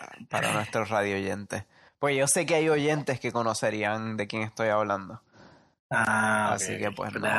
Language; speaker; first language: Spanish; native; Spanish